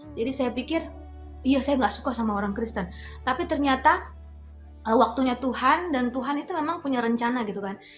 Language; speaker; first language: Indonesian; native; Indonesian